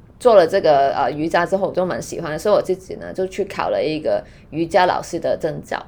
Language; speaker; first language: Chinese; non-native, fluent; Cantonese